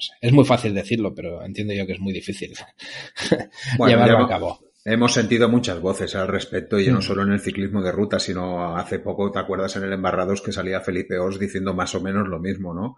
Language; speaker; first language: Spanish; native; Spanish